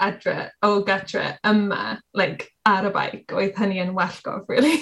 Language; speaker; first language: Welsh; non-native, learner; English